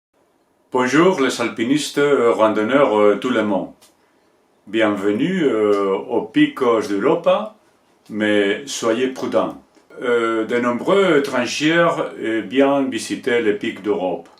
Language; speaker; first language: French; non-native, learner; Spanish